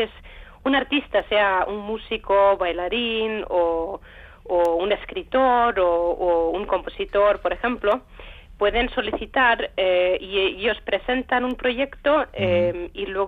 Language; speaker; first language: Spanish; non-native, fluent; Icelandic